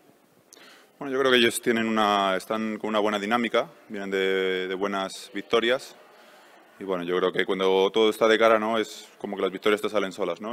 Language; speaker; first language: Spanish; native; Spanish